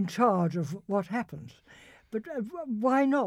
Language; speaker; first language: English; native; English